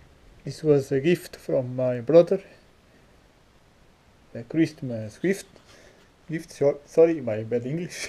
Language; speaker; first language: English; non-native, learner; Portuguese